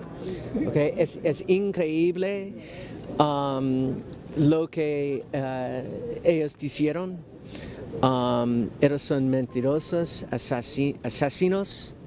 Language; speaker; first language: Spanish; non-native, learner; English